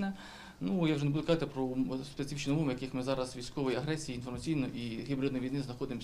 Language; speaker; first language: Ukrainian; native; Ukrainian